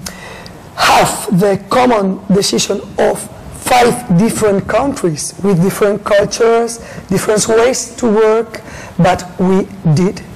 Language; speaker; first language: English; non-native, learner; Spanish